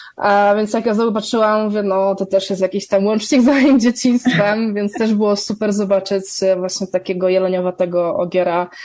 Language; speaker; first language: Polish; native; Polish